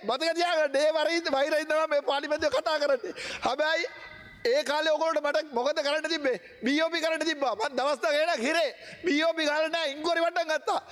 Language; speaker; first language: Sinhala; non-native, local second language; Tamil